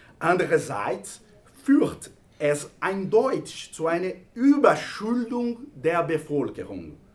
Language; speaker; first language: German; non-native, fluent; Portuguese